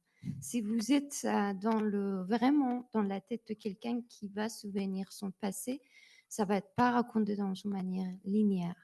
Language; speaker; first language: French; non-native, learner; Persian